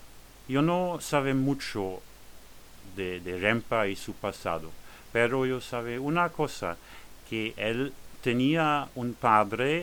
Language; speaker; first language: Spanish; non-native, learner; French